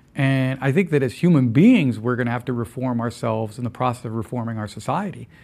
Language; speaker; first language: English; early bilingual, other home language; Spanish